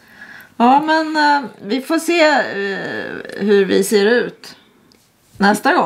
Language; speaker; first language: Swedish; native; Swedish